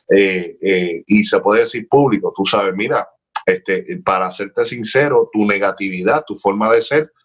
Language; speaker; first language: Spanish; early bilingual, heritage; Spanish